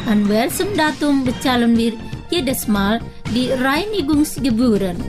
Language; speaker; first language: German; non-native, fluent; Indonesian